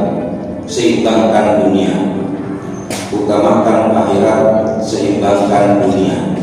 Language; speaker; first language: Indonesian; native; Indonesian